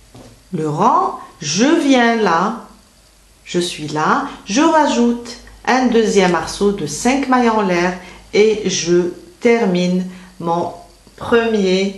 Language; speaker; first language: French; native; French